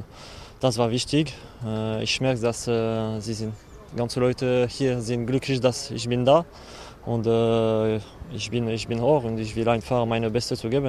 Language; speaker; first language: German; non-native, learner; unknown